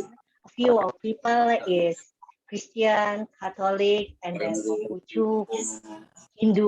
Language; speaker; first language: English; non-native, learner; Indonesian